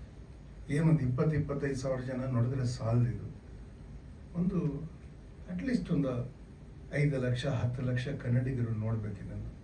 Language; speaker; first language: Kannada; native; Kannada